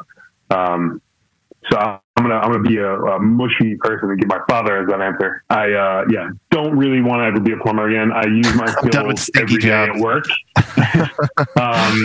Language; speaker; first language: English; native; English